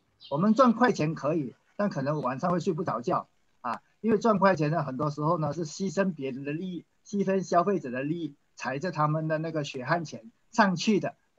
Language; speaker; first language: Chinese; native; Chinese